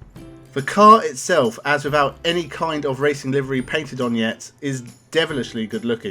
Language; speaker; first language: English; native; English